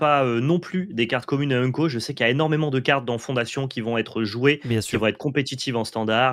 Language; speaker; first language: French; native; French